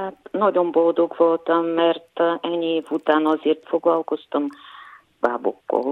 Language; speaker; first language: Hungarian; non-native, fluent; Bulgarian